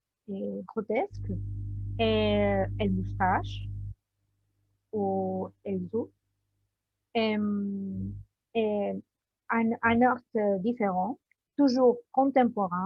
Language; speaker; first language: French; non-native, learner; Spanish